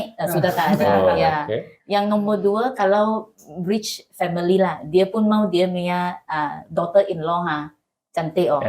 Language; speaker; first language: Indonesian; non-native, learner; Malay